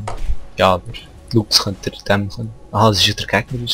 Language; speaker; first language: German; native; German